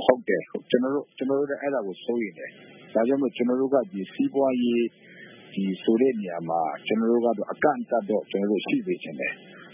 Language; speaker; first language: Burmese; non-native, local second language; Kachin